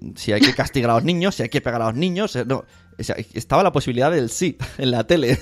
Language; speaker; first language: Spanish; native; Spanish